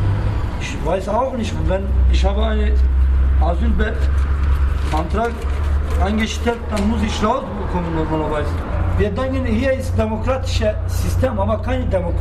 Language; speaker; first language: German; non-native, learner; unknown